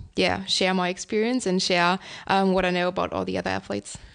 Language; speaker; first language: English; non-native, fluent; German